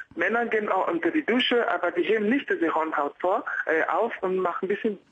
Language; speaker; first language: German; non-native, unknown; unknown